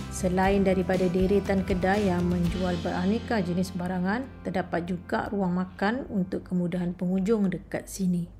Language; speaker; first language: Malay; native; Malay